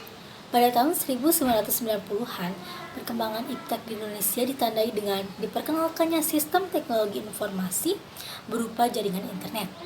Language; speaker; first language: Indonesian; native; Indonesian